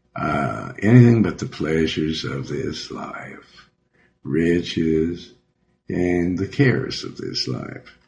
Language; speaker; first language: English; native; English